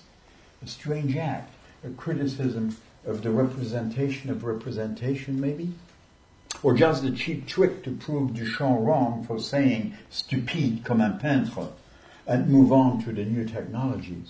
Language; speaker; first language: English; non-native, fluent; Luxembourgish